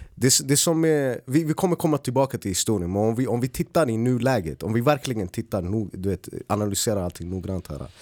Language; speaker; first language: Swedish; early bilingual, other home language; Arabic